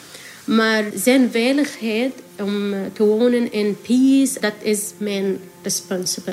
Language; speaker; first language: Dutch; non-native, learner; Arabic